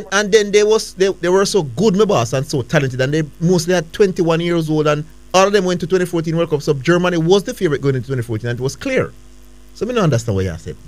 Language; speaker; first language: English; native; English